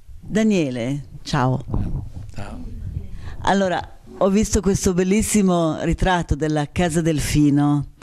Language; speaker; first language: Italian; native; Italian